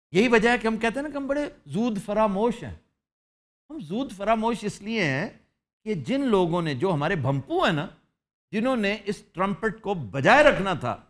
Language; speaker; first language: Urdu; native; Urdu